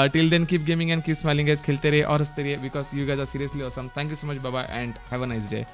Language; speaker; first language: Hindi; non-native, local second language; Marathi